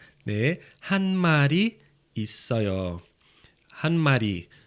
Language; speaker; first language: Korean; non-native, fluent; Portuguese